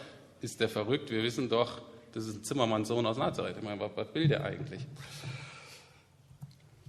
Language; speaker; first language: German; native; German